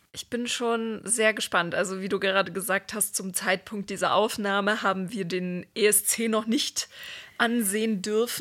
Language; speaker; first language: German; native; German